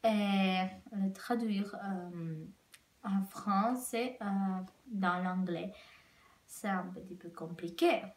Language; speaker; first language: French; non-native, learner; Czech